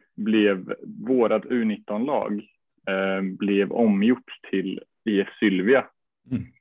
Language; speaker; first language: Swedish; native; Swedish